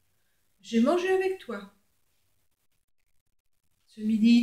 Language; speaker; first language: French; native; French